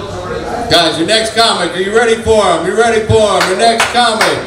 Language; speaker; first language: English; native; English